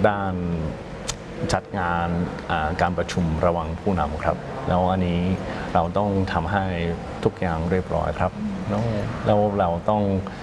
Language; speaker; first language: Thai; non-native, fluent; English